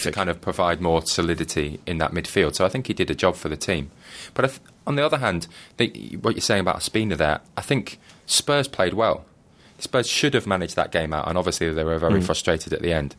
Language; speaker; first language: English; native; English